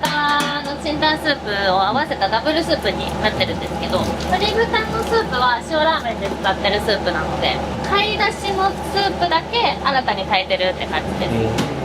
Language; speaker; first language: Japanese; native; Japanese